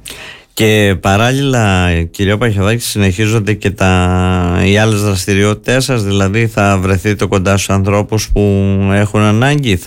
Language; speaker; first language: Greek; native; Greek